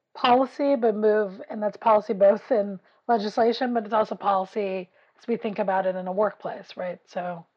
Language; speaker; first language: English; native; English